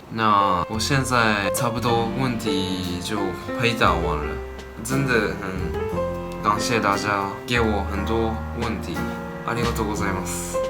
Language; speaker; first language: Chinese; non-native, fluent; Japanese